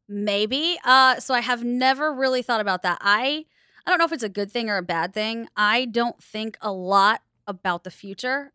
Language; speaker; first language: English; native; English